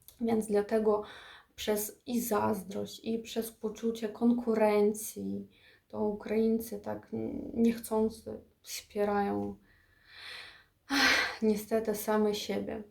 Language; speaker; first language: Polish; non-native, fluent; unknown